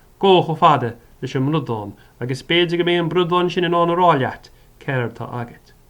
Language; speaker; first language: Irish; native; Irish